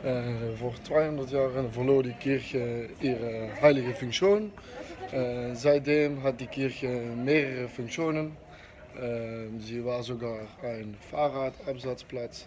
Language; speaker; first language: German; non-native, learner; Dutch